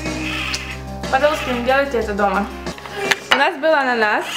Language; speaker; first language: Russian; early bilingual, heritage; Russian